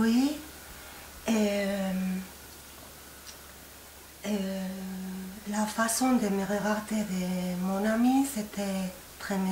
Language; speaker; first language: French; non-native, fluent; Spanish